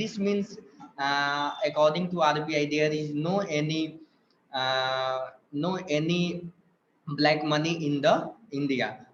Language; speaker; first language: English; non-native, local second language; Hindi